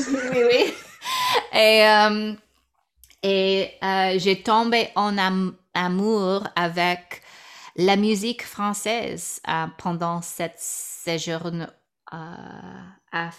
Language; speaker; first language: French; non-native, learner; English